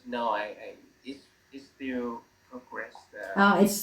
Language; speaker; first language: English; non-native, learner; Vietnamese